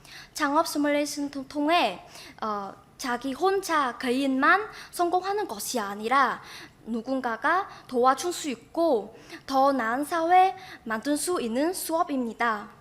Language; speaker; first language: Korean; non-native, fluent; Vietnamese